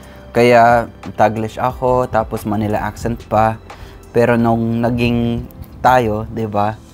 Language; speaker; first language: Filipino; non-native, fluent; English